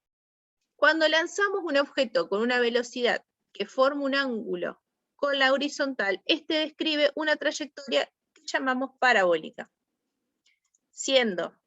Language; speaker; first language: Spanish; native; Spanish